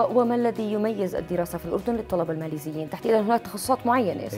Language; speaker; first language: Arabic; native; Arabic